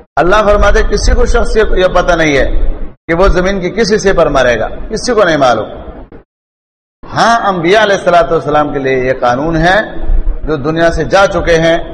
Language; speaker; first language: Urdu; non-native, local second language; Pashto